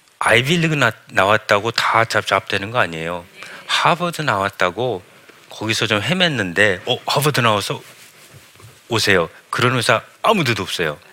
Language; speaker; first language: Korean; early bilingual, heritage; Korean